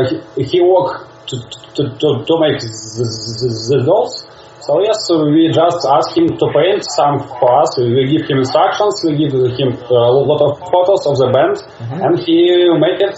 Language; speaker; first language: English; non-native, learner; Russian